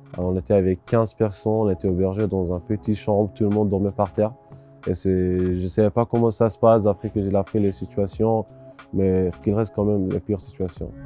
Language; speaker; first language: French; non-native, learner; Persian